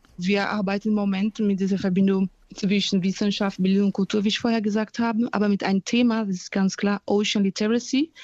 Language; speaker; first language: German; non-native, fluent; Portuguese